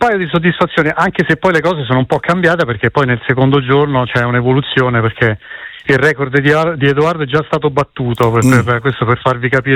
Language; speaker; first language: Italian; native; Italian